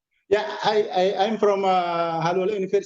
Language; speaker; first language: English; non-native, learner; Indonesian